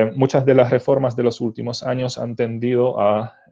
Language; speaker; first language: Spanish; non-native, fluent; Czech